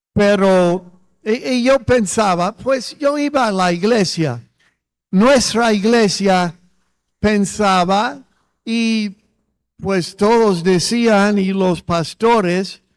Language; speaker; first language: Spanish; non-native, fluent; English